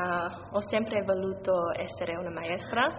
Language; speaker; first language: Italian; non-native, learner; English